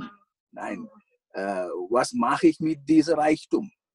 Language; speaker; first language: German; non-native, fluent; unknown